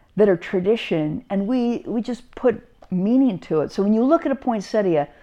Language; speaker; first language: English; native; English